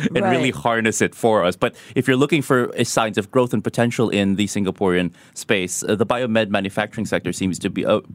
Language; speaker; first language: English; non-native, local second language; Filipino